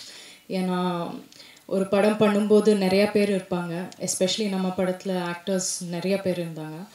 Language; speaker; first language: Tamil; non-native, local second language; Malayalam